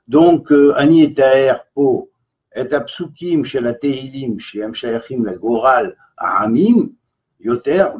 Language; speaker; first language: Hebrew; non-native, fluent; French